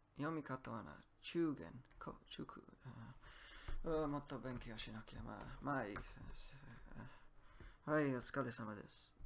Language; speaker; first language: Japanese; non-native, learner; Polish